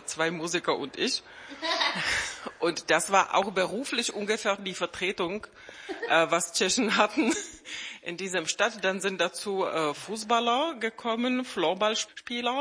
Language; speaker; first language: German; non-native, fluent; Czech